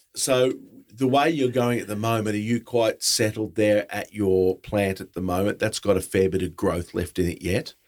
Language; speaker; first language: English; native; English